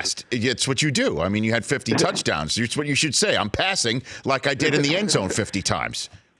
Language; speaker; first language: English; native; English